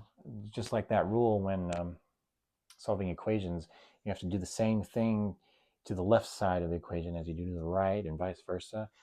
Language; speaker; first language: English; native; English